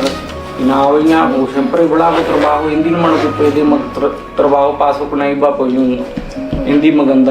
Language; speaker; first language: Filipino; non-native, learner; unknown